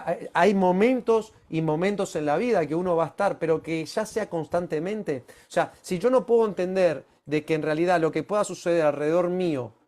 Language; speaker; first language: Spanish; native; Spanish